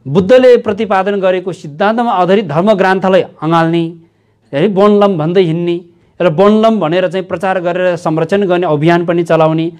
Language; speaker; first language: Nepali; non-native, local second language; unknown